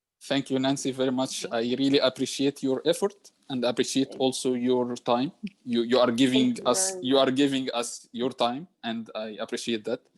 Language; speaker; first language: English; non-native, learner; Arabic